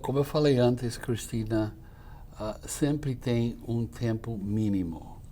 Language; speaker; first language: Portuguese; non-native, fluent; English